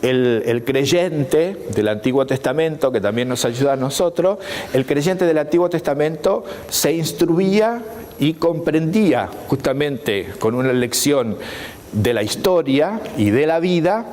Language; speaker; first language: Spanish; native; Spanish